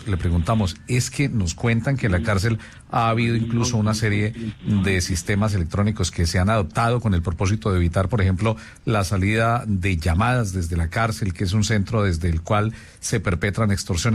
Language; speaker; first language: Spanish; native; Spanish